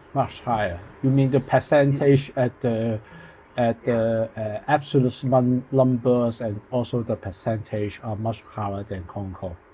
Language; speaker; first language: English; non-native, local second language; Cantonese